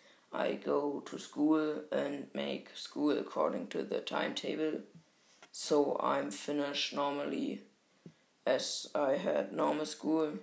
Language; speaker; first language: English; non-native, fluent; German